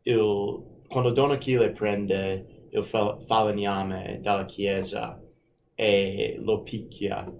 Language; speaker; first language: Italian; non-native, fluent; English